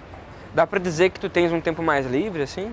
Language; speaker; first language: Portuguese; native; Portuguese